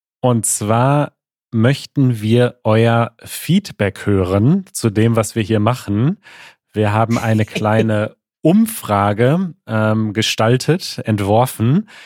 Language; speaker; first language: German; native; German